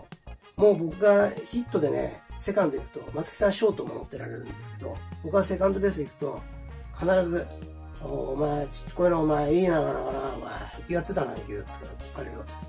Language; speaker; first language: Japanese; native; Japanese